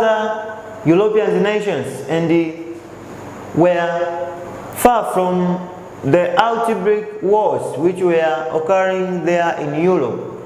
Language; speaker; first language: English; non-native, local second language; Swahili